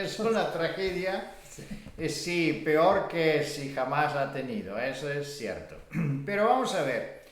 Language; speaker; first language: Spanish; non-native, fluent; Bulgarian